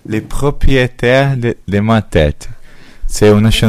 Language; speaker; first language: French; non-native, learner; Portuguese